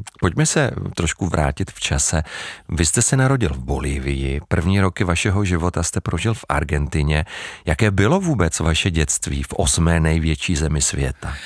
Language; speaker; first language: Czech; native; Czech